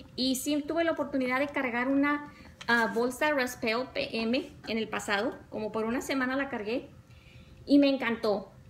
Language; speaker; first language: Spanish; early bilingual, other home language; English